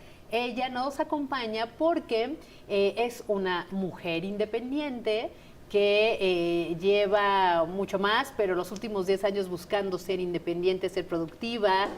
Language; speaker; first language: Spanish; native; Spanish